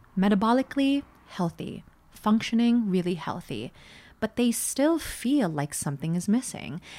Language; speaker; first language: English; early bilingual, other home language; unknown